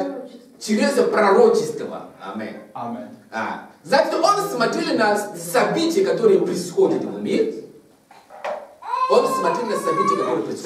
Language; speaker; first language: Russian; non-native, fluent; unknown